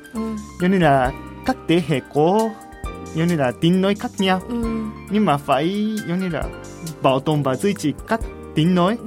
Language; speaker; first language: Vietnamese; non-native, fluent; Japanese